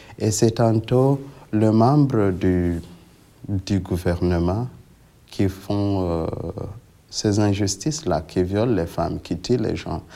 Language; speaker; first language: French; non-native, local second language; Swahili